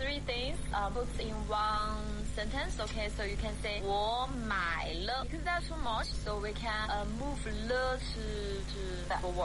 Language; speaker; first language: English; non-native, fluent; Chinese